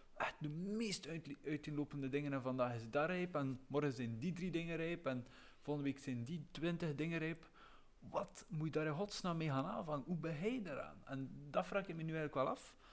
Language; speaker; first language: Dutch; native; Dutch